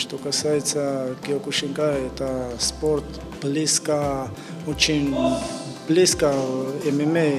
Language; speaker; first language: Ukrainian; non-native, learner; Georgian